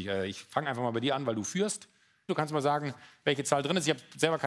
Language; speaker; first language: German; native; German